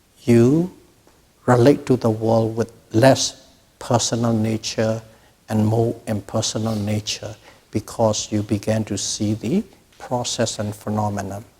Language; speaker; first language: English; non-native, fluent; Burmese